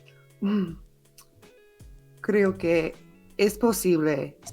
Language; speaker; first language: Spanish; non-native, learner; English